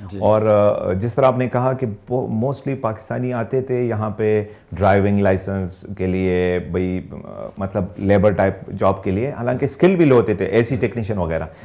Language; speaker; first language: Urdu; non-native, local second language; Pashto